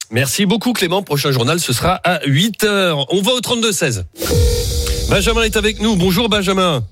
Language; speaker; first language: French; native; French